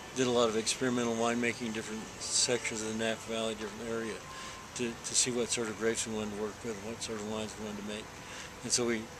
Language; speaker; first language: English; native; English